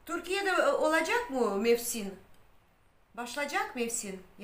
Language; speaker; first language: Turkish; non-native, learner; Russian